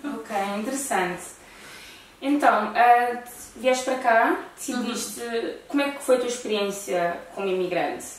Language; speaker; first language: Portuguese; native; Portuguese